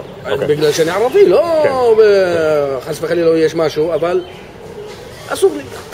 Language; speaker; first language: Hebrew; non-native, local second language; Arabic